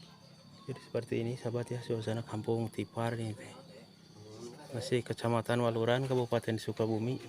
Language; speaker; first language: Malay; non-native, local second language; Sundanese